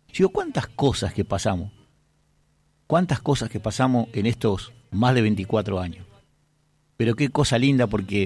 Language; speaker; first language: Spanish; native; Spanish